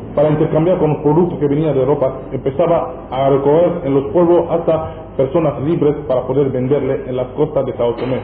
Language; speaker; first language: Spanish; non-native, fluent; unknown